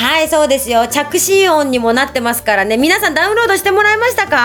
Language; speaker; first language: Japanese; native; Japanese